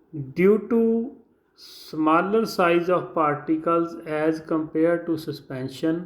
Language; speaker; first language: English; non-native, local second language; Punjabi